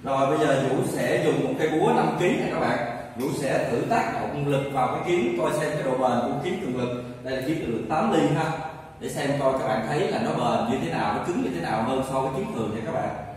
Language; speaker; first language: Vietnamese; native; Vietnamese